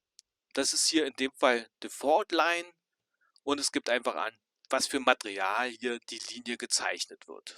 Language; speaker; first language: German; native; German